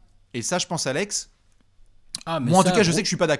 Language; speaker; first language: French; native; French